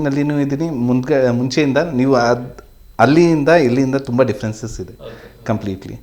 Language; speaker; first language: Kannada; non-native, local second language; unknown